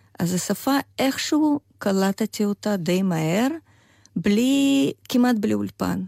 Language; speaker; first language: Hebrew; non-native, fluent; Russian